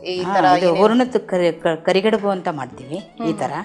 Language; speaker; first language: Kannada; native; Kannada